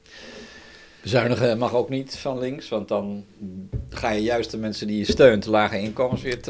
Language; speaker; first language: Dutch; native; Dutch